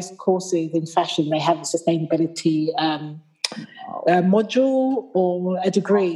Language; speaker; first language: English; native; English